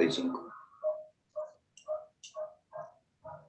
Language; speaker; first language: Spanish; native; Spanish